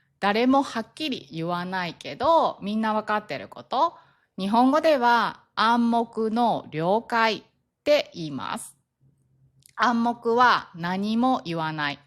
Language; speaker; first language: Japanese; native; Japanese